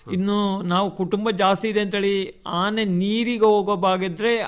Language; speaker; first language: Kannada; native; Kannada